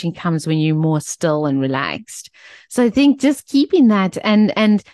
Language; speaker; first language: English; native; English